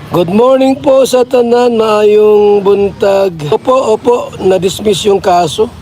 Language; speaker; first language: Filipino; non-native, local second language; Bikol